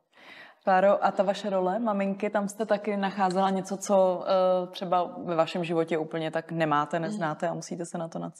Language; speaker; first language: Czech; native; Czech